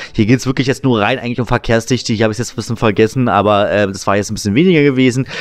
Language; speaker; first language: German; native; German